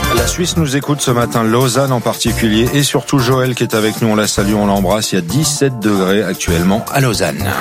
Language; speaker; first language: French; native; French